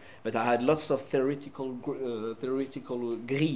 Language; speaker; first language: English; non-native, fluent; French